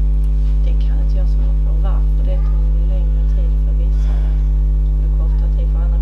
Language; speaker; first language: Swedish; native; Swedish